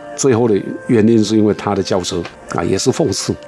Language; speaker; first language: Chinese; non-native, local second language; Min Nan Chinese